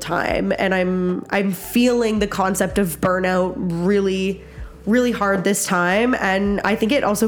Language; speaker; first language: English; native; English